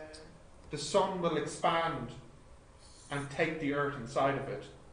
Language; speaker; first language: English; native; English